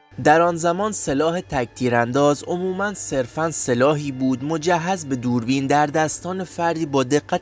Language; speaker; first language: Persian; native; Persian